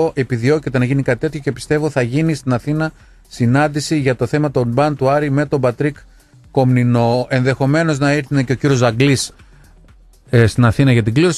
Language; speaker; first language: Greek; native; Greek